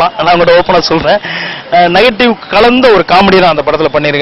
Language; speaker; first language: Tamil; native; Tamil